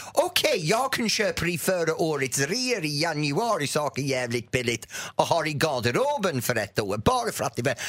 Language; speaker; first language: Swedish; non-native, fluent; English